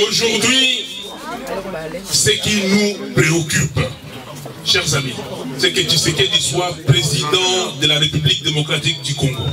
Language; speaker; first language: French; non-native, local second language; Lingala